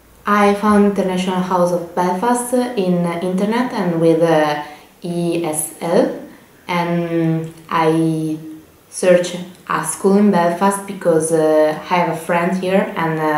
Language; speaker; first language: English; non-native, learner; Italian